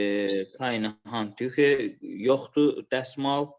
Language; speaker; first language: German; non-native, learner; Azerbaijani